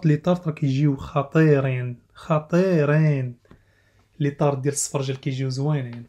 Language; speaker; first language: Arabic; native; Arabic